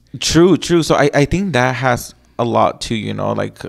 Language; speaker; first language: English; early bilingual, other home language; Spanish